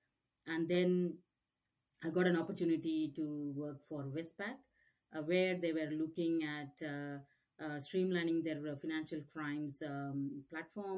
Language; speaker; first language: English; non-native, local second language; Tamil